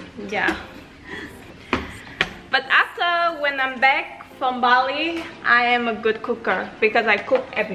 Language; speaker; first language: English; non-native, fluent; Vietnamese